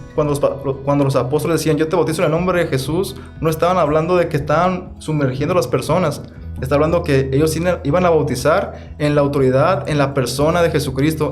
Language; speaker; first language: Spanish; native; Spanish